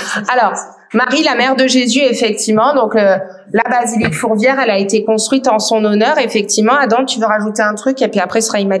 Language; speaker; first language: French; native; French